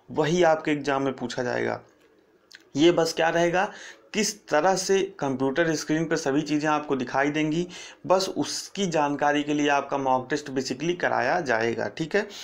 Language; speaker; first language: Hindi; native; Hindi